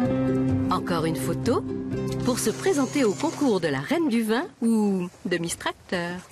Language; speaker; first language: French; native; French